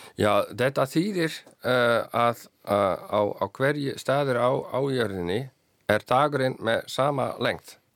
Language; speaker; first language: Icelandic; non-native, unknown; Dutch